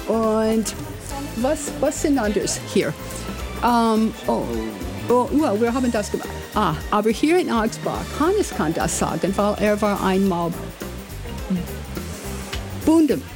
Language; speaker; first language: German; non-native, learner; English